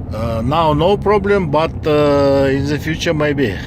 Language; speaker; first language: English; non-native, learner; Kazakh